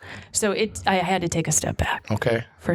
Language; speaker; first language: English; native; English